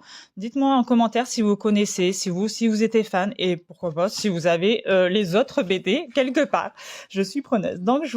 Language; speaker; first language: French; native; French